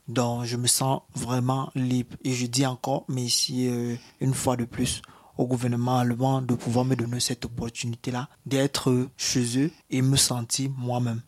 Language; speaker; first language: French; native; French